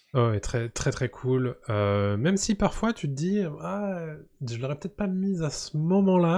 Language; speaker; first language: French; native; French